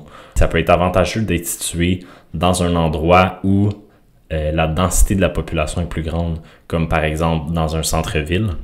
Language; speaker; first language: French; native; French